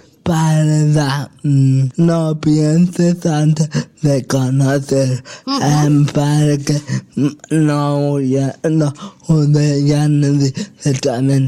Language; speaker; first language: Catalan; non-native, local second language; Spanish